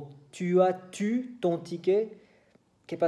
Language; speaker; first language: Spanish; non-native, learner; French